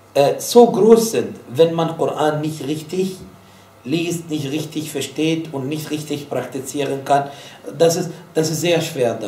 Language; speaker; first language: German; non-native, fluent; Arabic